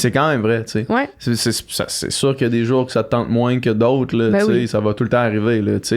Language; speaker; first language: French; native; French